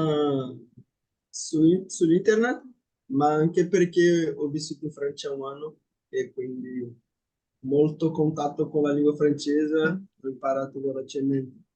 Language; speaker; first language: Italian; non-native, fluent; Portuguese